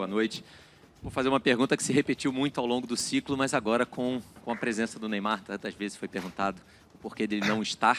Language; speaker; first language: Portuguese; native; Portuguese